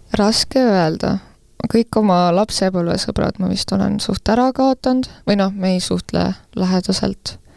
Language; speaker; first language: Estonian; non-native, local second language; Russian